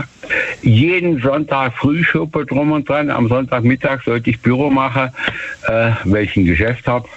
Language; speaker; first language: German; native; German